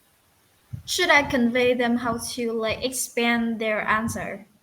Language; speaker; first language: English; non-native, fluent; Vietnamese